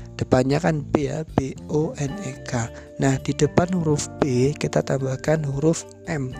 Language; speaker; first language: Indonesian; non-native, local second language; Javanese